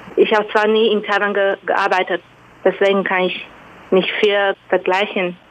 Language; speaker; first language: German; non-native, fluent; Chinese